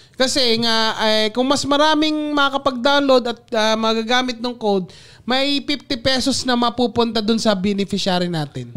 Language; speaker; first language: Filipino; native; Filipino